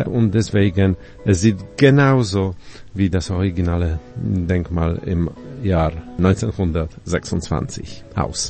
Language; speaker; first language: German; non-native, fluent; Polish